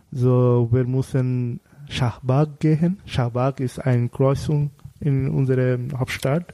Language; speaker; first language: German; non-native, learner; Bangla